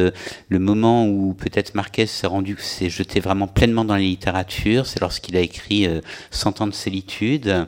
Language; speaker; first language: French; native; French